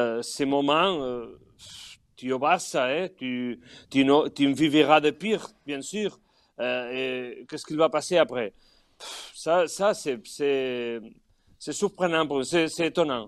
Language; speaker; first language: French; non-native, fluent; Catalan